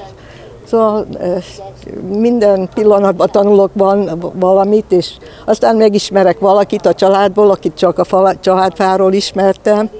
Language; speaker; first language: Hungarian; early bilingual, heritage; Hungarian